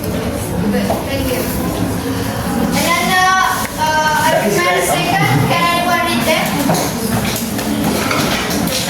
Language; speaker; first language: English; non-native, fluent; Indonesian